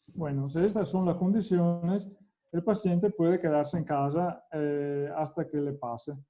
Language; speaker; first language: Spanish; non-native, fluent; Italian